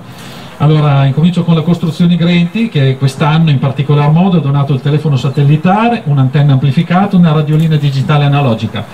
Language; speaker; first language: Italian; native; Italian